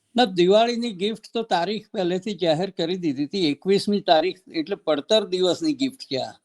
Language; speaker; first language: Gujarati; native; Gujarati